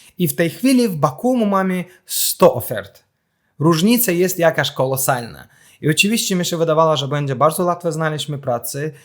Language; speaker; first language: Polish; non-native, fluent; Azerbaijani